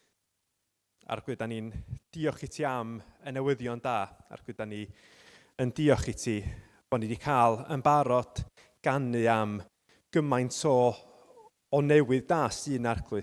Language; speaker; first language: Welsh; native; Welsh